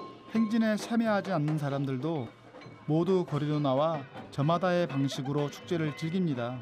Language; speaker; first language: Korean; native; Korean